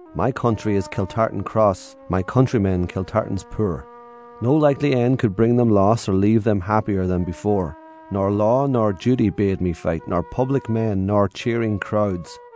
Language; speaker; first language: English; native; English